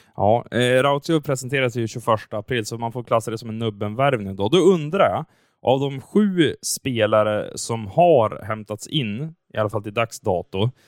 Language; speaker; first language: Swedish; native; Swedish